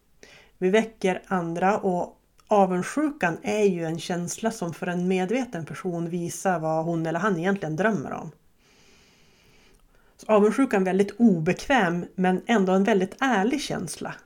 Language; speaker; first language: Swedish; native; Swedish